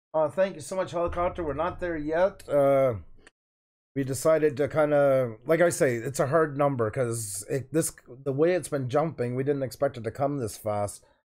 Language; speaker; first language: English; native; English